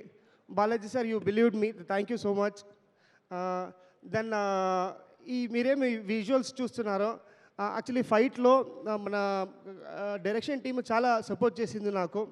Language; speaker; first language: Telugu; non-native, learner; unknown